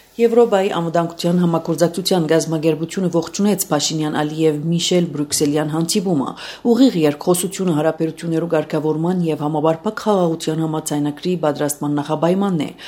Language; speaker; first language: Armenian; early bilingual, heritage; Armenian